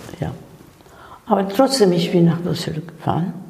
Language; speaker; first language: German; non-native, fluent; Spanish